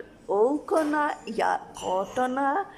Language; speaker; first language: Finnish; non-native, learner; Russian